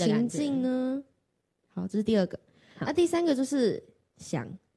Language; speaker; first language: Chinese; native; Chinese